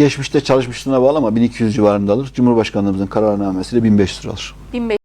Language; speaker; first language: Turkish; native; Turkish